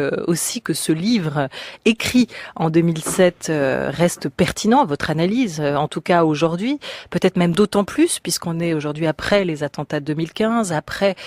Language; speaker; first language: French; native; French